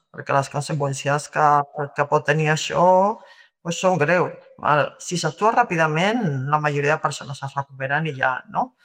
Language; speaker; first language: Catalan; non-native, local second language; Spanish